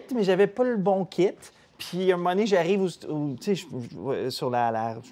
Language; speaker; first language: French; native; French